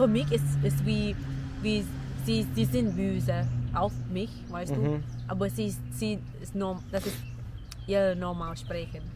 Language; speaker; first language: German; non-native, learner; Thai